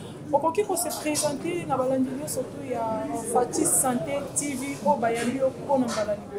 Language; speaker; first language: French; non-native, local second language; Lingala